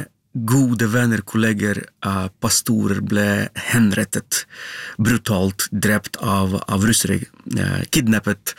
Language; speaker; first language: Norwegian; non-native, learner; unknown